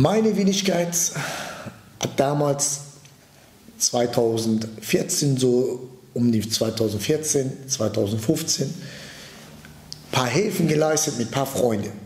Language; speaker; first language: German; early bilingual, other home language; Turkish